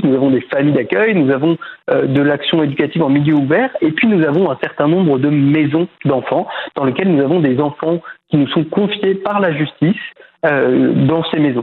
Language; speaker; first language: French; native; French